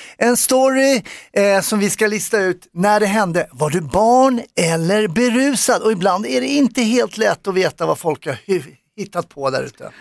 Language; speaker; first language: Swedish; native; Swedish